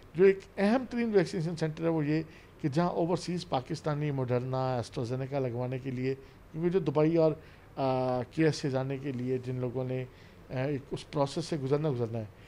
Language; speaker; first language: Urdu; non-native, local second language; Saraiki